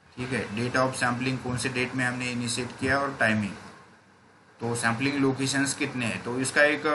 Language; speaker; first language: Hindi; non-native, local second language; Marathi